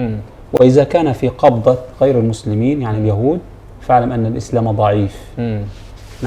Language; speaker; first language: Arabic; native; Arabic